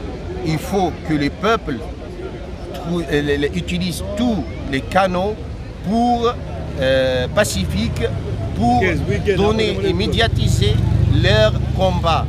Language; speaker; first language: French; non-native, local second language; Arabic